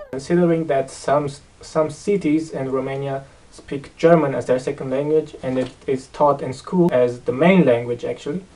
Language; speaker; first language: English; non-native, fluent; Romanian